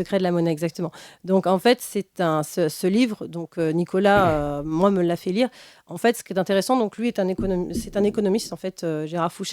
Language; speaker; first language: French; native; French